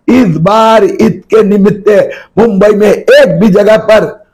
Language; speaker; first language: Hindi; non-native, local second language; Marathi